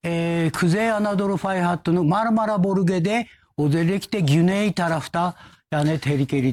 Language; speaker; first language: Turkish; non-native, fluent; Japanese